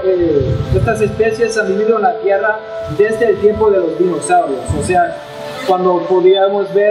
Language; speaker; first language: Spanish; non-native, fluent; English